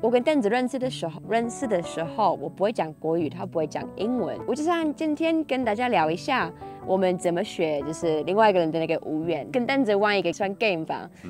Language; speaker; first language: Chinese; non-native, fluent; English